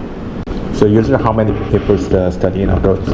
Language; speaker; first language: English; non-native, learner; Korean